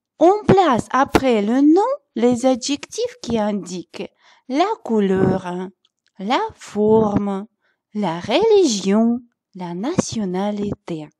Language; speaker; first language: French; non-native, fluent; Russian